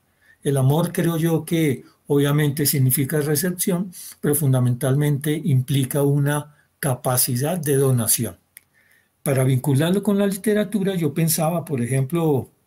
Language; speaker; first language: Spanish; native; Spanish